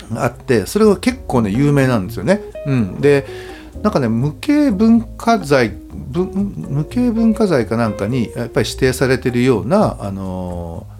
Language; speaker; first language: Japanese; native; Japanese